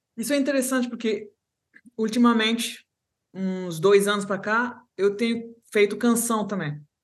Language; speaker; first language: Portuguese; non-native, fluent; French